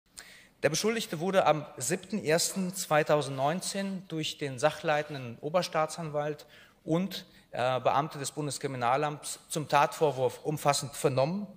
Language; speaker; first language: German; native; German